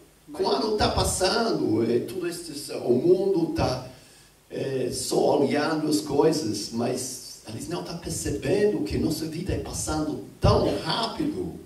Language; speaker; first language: Portuguese; non-native, fluent; English